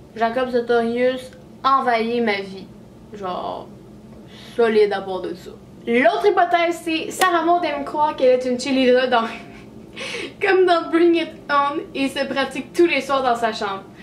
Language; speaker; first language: French; native; French